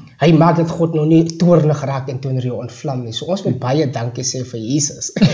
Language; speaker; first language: Afrikaans; native; Afrikaans